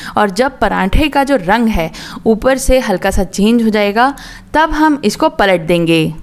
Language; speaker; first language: Hindi; native; Hindi